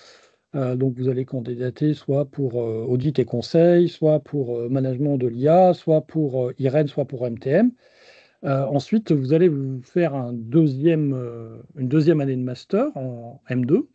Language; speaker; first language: French; native; French